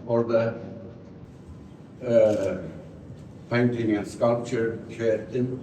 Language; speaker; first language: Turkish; early bilingual, heritage; Turkish